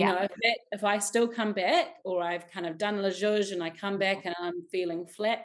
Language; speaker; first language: English; native; English